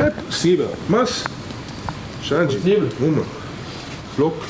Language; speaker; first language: Portuguese; non-native, learner; English